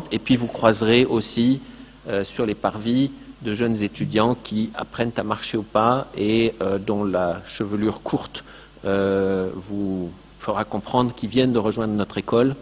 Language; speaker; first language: French; native; French